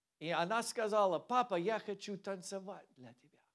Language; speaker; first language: Russian; non-native, learner; English